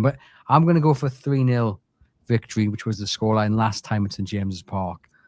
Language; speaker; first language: English; native; English